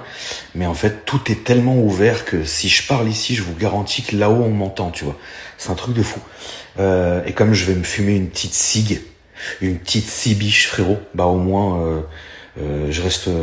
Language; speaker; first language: French; native; French